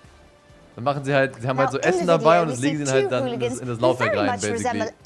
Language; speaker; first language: German; native; German